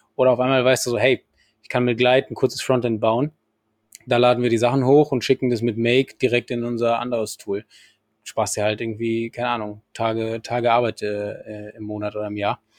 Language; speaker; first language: German; non-native, fluent; Spanish